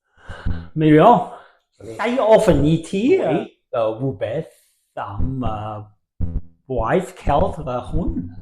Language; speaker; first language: Welsh; non-native, learner; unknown